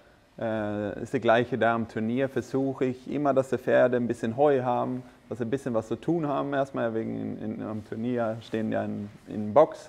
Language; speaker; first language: German; non-native, fluent; Swedish